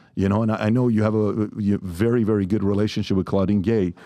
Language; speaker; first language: English; non-native, fluent; Persian